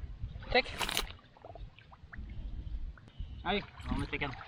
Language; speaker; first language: French; native; French